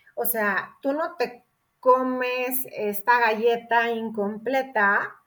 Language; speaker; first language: Spanish; native; Spanish